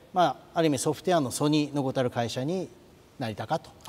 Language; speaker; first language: Japanese; native; Japanese